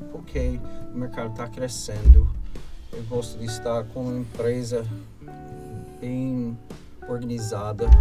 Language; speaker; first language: Portuguese; non-native, fluent; English